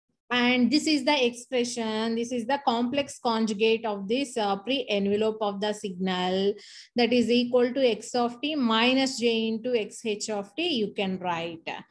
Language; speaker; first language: English; non-native, local second language; Telugu